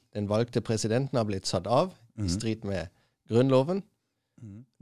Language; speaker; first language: Norwegian; non-native, fluent; German